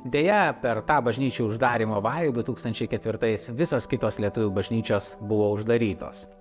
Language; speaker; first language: Lithuanian; native; Lithuanian